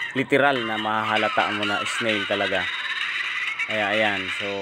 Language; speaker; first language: Filipino; non-native, local second language; Bikol